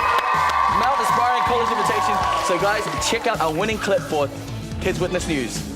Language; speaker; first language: English; native; English